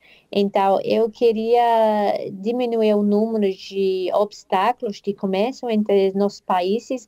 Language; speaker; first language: Portuguese; non-native, fluent; English